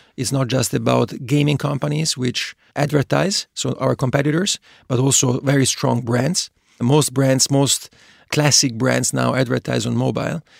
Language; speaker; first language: English; non-native, fluent; Italian